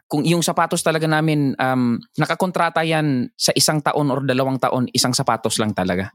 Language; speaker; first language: Filipino; non-native, local second language; Cebuano